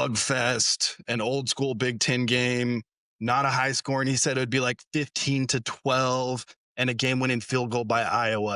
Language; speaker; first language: English; native; English